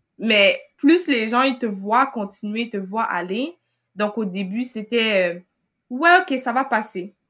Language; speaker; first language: French; early bilingual, other home language; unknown